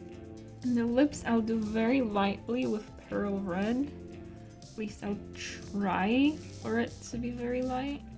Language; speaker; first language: English; non-native, fluent; Polish